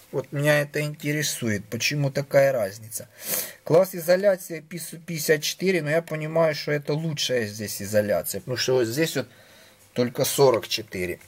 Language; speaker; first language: Russian; non-native, local second language; Ukrainian